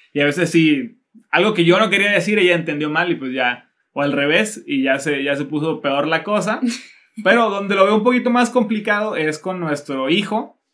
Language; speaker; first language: Spanish; native; Spanish